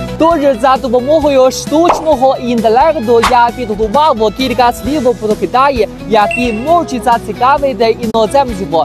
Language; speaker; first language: Ukrainian; non-native, fluent; Chinese